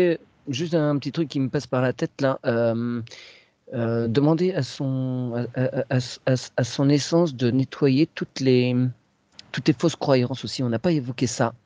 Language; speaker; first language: French; native; French